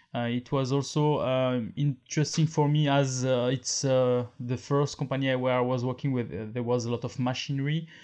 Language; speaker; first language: English; non-native, fluent; French